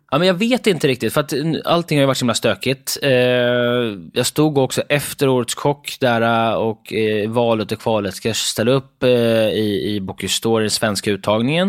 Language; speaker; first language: Swedish; native; Swedish